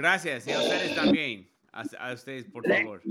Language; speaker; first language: Spanish; non-native, learner; English